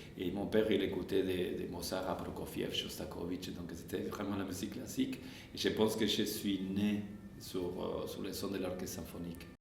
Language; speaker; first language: French; non-native, fluent; Spanish